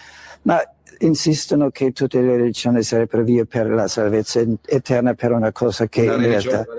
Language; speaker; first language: Italian; non-native, fluent; German